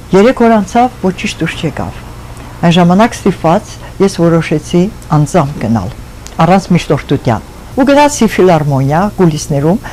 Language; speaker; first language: Armenian; early bilingual, other home language; French